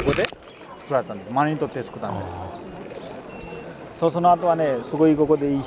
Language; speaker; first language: Japanese; non-native, fluent; Hindi